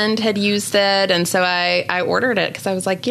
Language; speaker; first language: English; native; English